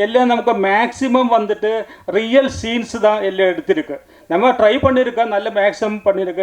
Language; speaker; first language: Tamil; non-native, learner; Malayalam